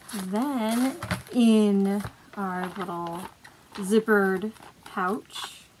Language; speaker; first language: English; native; English